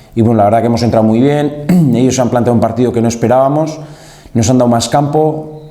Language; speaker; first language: Spanish; native; Spanish